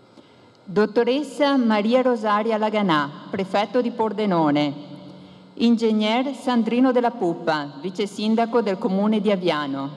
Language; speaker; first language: Italian; native; Italian